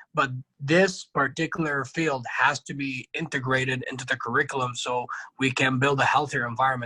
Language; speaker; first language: English; non-native, fluent; Arabic